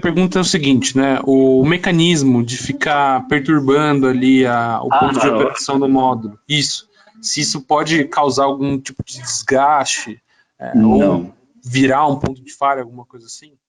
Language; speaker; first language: Portuguese; native; Portuguese